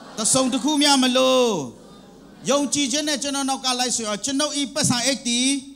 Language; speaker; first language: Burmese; non-native, local second language; Kachin